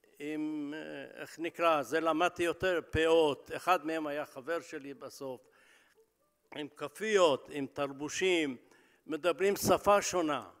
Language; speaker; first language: Hebrew; early bilingual, other home language; Persian